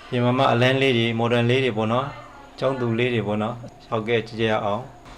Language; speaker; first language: Burmese; native; Burmese